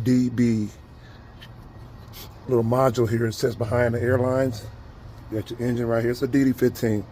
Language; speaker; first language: English; native; English